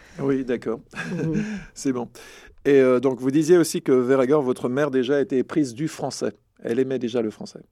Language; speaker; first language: French; native; French